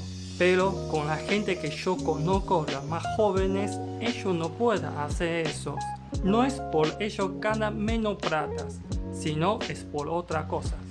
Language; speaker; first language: Spanish; non-native, learner; Chinese